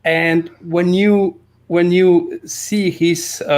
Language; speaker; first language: English; non-native, fluent; Slovenian